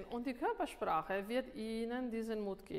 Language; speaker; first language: German; non-native, fluent; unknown